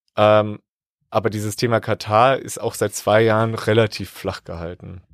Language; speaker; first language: German; native; German